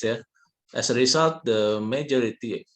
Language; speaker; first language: English; non-native, learner; Indonesian